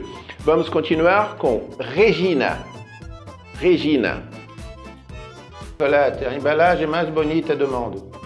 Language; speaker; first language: Portuguese; non-native, fluent; French